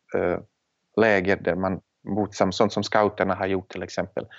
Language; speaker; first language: Swedish; non-native, fluent; Serbian